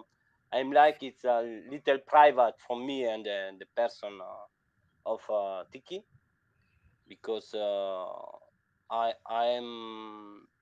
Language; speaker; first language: English; non-native, learner; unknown